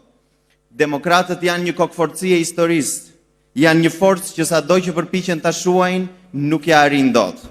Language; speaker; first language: Albanian; native; Albanian